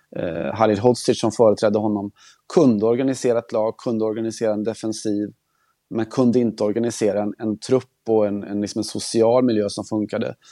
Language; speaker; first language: Swedish; native; Swedish